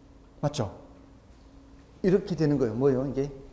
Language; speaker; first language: Korean; native; Korean